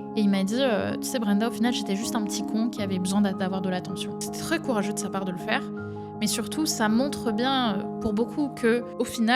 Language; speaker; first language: French; native; French